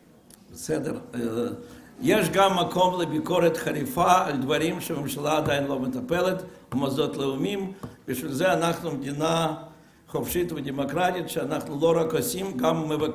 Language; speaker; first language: Hebrew; non-native, fluent; Russian